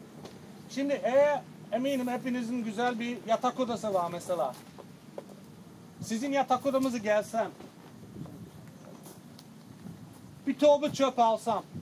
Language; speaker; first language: Turkish; non-native, fluent; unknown